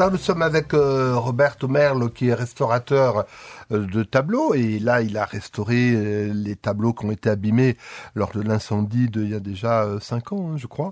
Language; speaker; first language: French; native; French